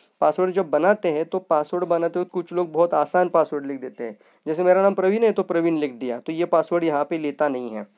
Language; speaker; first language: Hindi; non-native, local second language; Marathi